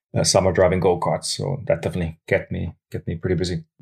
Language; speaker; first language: English; non-native, fluent; Finnish